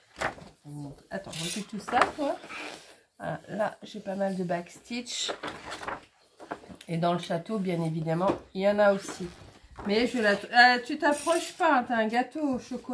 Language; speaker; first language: French; native; French